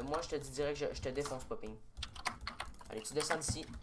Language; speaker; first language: French; native; French